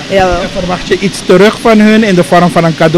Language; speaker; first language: Dutch; native; Dutch